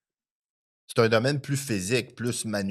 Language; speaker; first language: French; native; French